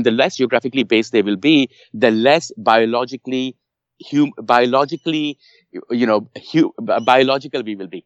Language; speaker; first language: English; non-native, local second language; Urdu